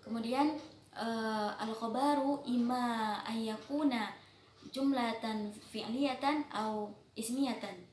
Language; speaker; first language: Arabic; non-native, learner; Indonesian